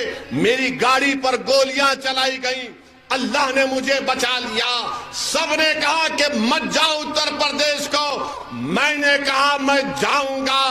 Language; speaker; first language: Urdu; native; Urdu